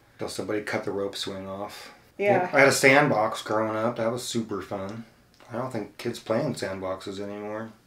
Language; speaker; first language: English; native; English